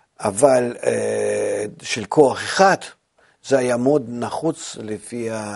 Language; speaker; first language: Hebrew; non-native, fluent; Russian